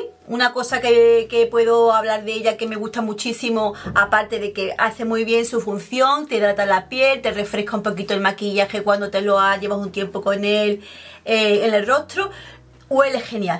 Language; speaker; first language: Spanish; native; Spanish